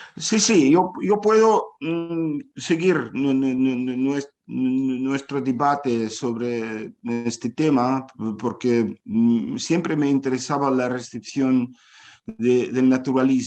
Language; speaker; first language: Spanish; non-native, fluent; Ukrainian